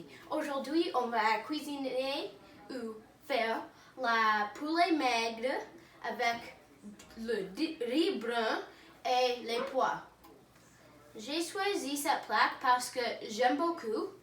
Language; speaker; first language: French; non-native, learner; English